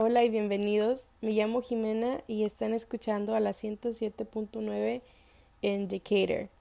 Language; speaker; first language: Spanish; early bilingual, heritage; Spanish